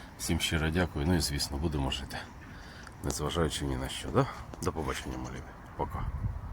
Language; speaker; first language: Ukrainian; non-native, local second language; Russian